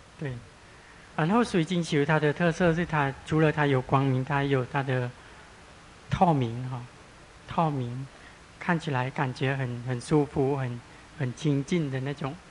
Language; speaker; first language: Chinese; non-native, fluent; Thai